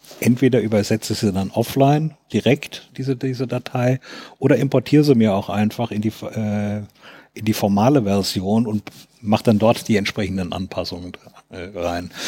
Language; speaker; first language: German; native; German